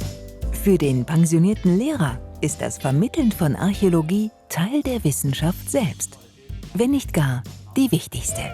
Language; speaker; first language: German; native; German